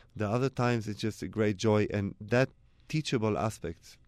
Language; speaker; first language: English; non-native, fluent; Hebrew